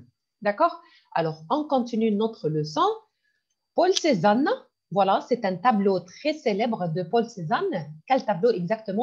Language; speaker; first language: French; non-native, fluent; Arabic